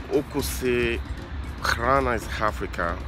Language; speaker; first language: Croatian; non-native, learner; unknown